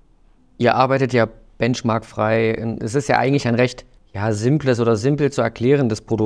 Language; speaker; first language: German; native; German